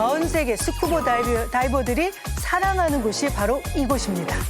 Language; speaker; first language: Korean; native; Korean